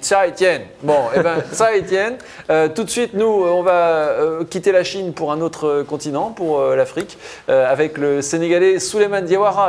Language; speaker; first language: French; native; French